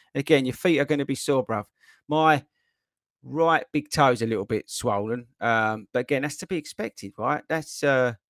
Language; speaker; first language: English; native; English